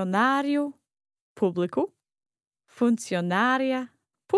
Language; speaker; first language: Portuguese; non-native, learner; English